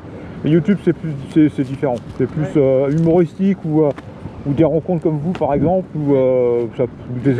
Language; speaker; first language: French; native; French